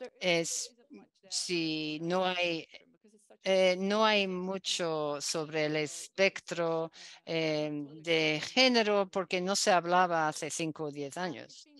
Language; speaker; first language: Spanish; non-native, learner; Dutch